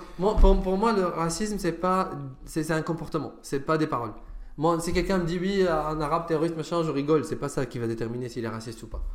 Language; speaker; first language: French; non-native, fluent; Arabic